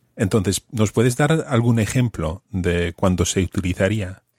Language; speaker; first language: Spanish; non-native, fluent; English